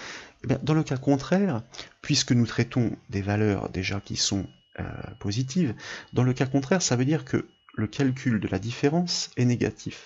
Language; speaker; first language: French; native; French